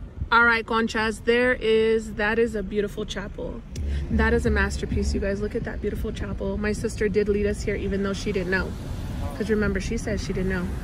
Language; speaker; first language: English; early bilingual, other home language; Spanish